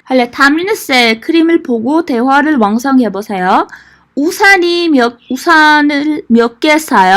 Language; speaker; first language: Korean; non-native, fluent; Persian